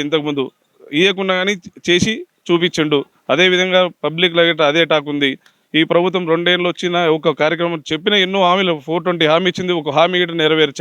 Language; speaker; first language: Telugu; native; Telugu